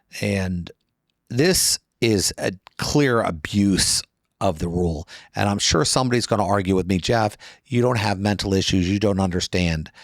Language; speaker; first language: English; native; English